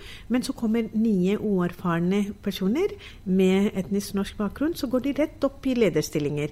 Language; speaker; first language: Norwegian; non-native, fluent; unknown